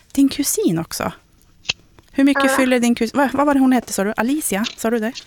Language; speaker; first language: Swedish; non-native, local second language; Finnish